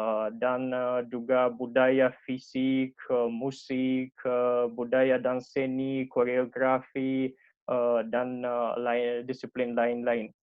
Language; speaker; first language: Indonesian; non-native, fluent; Russian